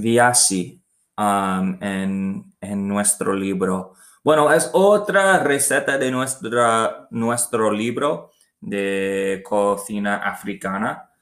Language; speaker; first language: Spanish; non-native, learner; English